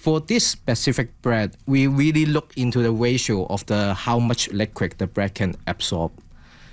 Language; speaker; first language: English; non-native, local second language; Cantonese